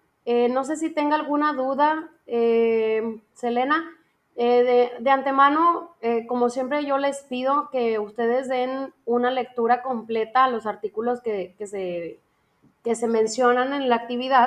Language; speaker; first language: Spanish; native; Spanish